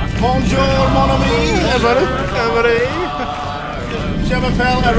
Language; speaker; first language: French; non-native, learner; English